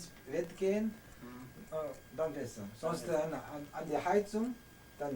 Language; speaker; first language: German; non-native, learner; Korean